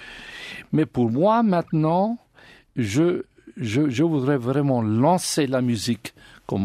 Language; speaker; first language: French; non-native, learner; English